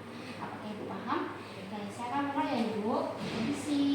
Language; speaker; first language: Indonesian; native; Indonesian